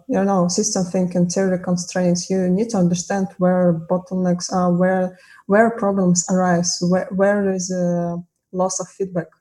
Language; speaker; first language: English; non-native, fluent; Russian